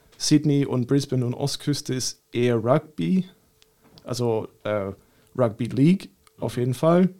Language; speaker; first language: German; non-native, fluent; English